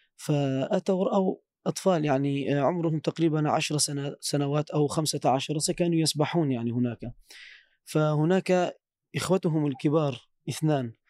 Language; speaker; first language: Arabic; non-native, fluent; Turkish